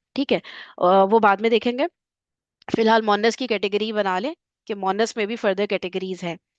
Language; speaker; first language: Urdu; native; Urdu